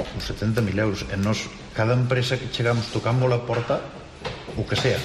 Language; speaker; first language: Galician; native; Galician